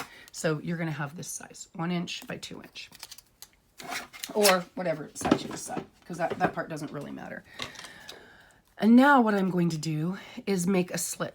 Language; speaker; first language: English; native; English